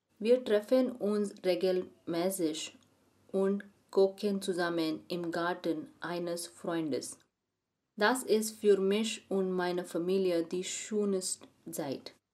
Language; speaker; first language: German; non-native, learner; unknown